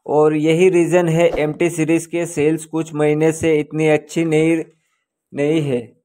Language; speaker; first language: Hindi; native; Hindi